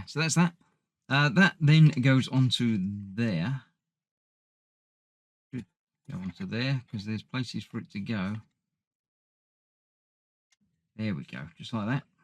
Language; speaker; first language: English; native; English